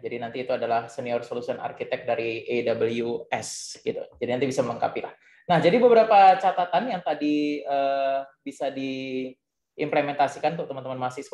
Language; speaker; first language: Indonesian; native; Indonesian